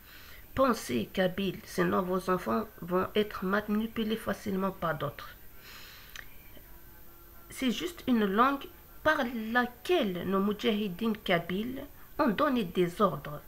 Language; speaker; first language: French; non-native, local second language; Kabyle